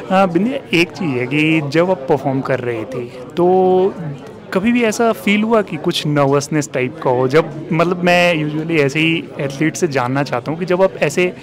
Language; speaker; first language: Hindi; native; Hindi